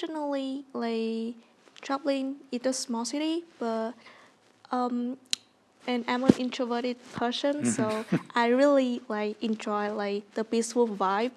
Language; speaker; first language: English; non-native, learner; Vietnamese